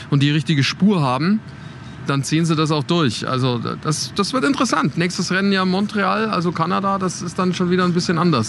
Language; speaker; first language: German; native; German